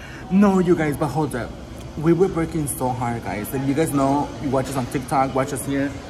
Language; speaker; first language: English; early bilingual, other home language; Spanish